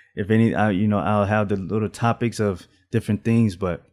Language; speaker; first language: English; native; English